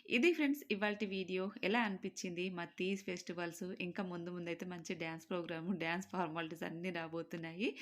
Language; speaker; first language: Telugu; non-native, local second language; Marwari